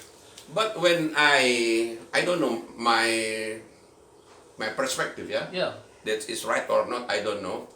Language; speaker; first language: English; non-native, learner; Indonesian